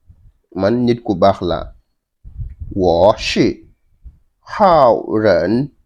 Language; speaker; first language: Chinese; non-native, fluent; Wolof